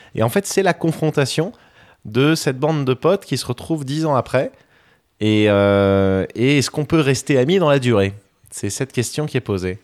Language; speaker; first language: French; native; French